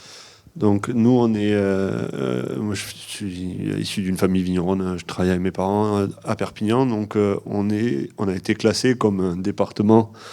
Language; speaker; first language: French; native; French